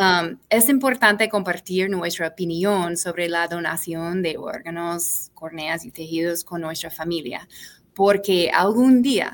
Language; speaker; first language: Spanish; non-native, fluent; English